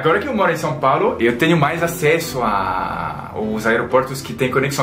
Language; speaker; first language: Portuguese; non-native, fluent; French